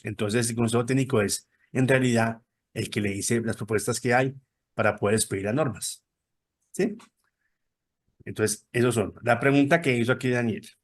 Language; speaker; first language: Spanish; native; Spanish